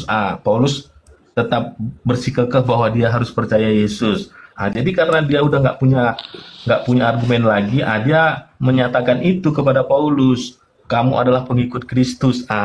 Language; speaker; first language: Indonesian; native; Indonesian